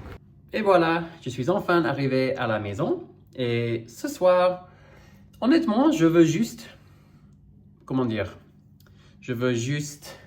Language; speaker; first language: French; non-native, fluent; English